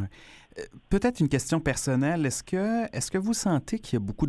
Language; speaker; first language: French; native; French